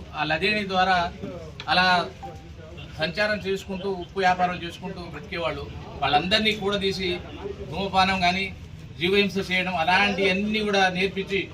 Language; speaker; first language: Telugu; non-native, local second language; Lambadi